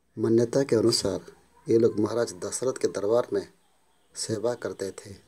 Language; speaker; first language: Hindi; non-native, local second language; Odia